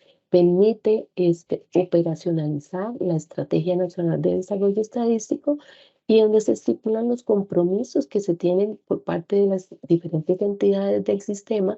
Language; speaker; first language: Spanish; native; Spanish